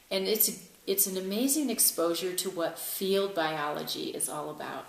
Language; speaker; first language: English; native; English